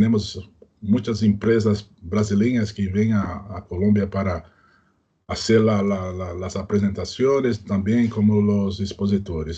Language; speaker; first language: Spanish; non-native, learner; Portuguese